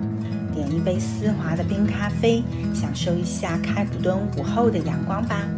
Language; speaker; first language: Chinese; native; Chinese